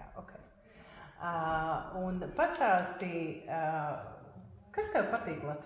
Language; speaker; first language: Latvian; native; Latvian